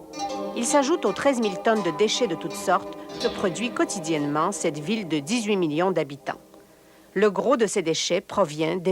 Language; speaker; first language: French; native; French